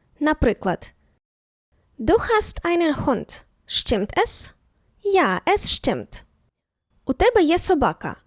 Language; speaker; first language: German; non-native, fluent; Ukrainian